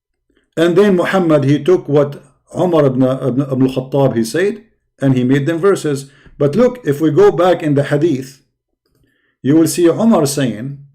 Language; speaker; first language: English; non-native, fluent; Arabic